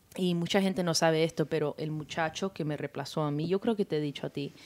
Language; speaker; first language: Spanish; early bilingual, heritage; Spanish